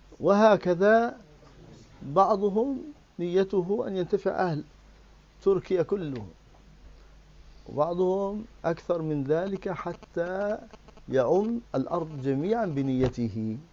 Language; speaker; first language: Arabic; native; Arabic